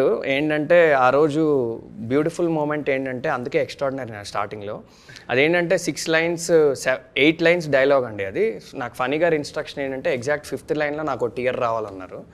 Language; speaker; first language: Telugu; native; Telugu